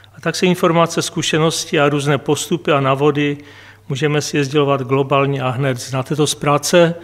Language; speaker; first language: Czech; non-native, local second language; Polish